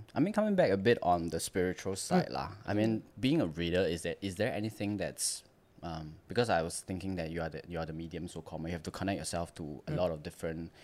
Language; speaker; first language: English; non-native, local second language; Chinese